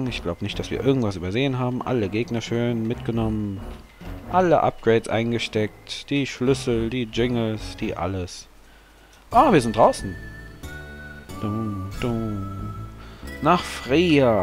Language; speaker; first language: German; native; German